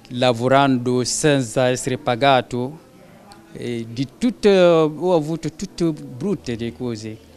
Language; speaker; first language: Italian; non-native, learner; French